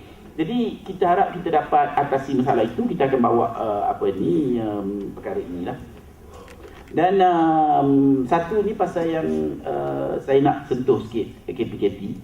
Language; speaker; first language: Malay; native; Malay